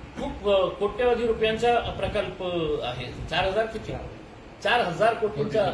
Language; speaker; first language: Marathi; non-native, local second language; Urdu